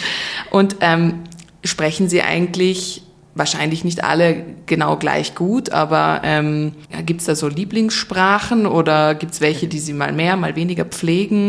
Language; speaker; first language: German; native; German